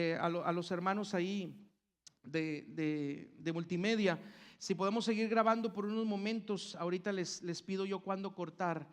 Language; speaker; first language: Spanish; native; Spanish